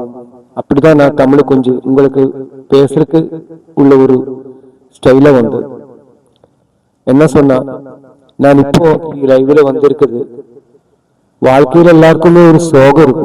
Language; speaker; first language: Tamil; non-native, learner; Malayalam